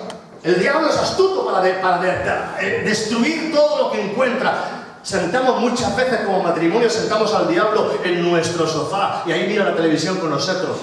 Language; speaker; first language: Spanish; native; Spanish